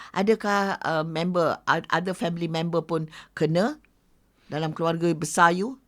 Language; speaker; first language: Malay; native; Malay